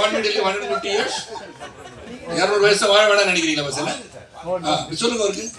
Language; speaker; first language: Tamil; native; Tamil